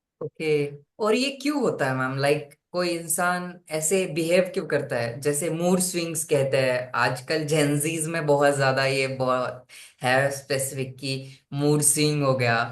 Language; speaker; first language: Hindi; non-native, local second language; Marathi